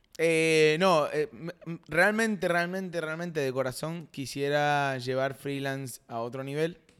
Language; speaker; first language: Spanish; native; Spanish